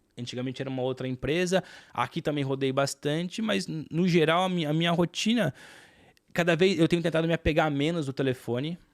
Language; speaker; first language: Portuguese; native; Portuguese